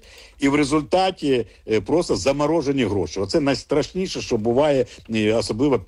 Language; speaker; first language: Ukrainian; native; Ukrainian